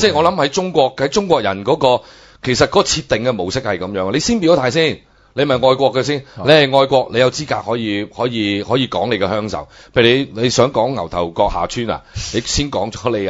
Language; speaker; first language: Cantonese; native; Cantonese